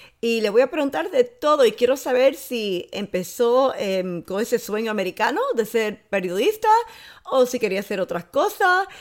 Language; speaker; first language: Spanish; early bilingual, heritage; Spanish